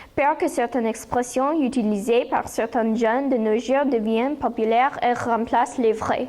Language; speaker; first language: French; non-native, learner; English